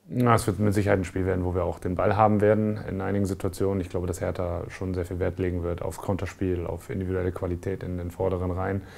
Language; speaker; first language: German; native; German